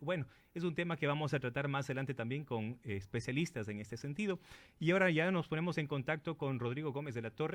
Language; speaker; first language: Spanish; native; Spanish